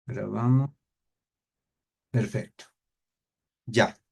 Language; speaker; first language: Spanish; native; Spanish